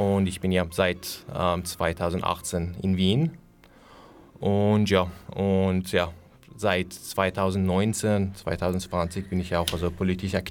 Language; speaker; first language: German; non-native, learner; Persian